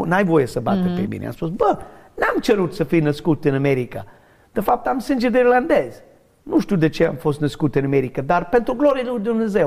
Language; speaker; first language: Romanian; non-native, learner; English